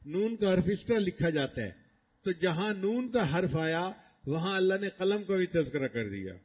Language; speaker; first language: Urdu; non-native, local second language; Punjabi